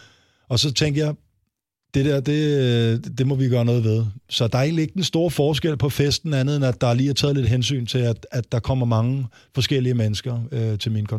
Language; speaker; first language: Danish; native; Danish